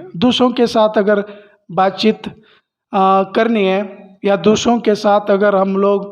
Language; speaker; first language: Hindi; non-native, local second language; Kannada